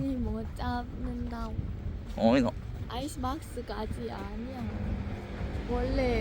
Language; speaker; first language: Korean; non-native, fluent; Lao